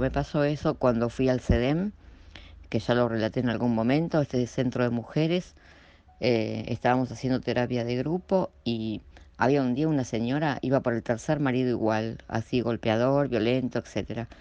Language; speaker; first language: Spanish; native; Spanish